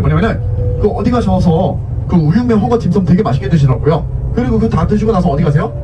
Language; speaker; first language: Korean; native; Korean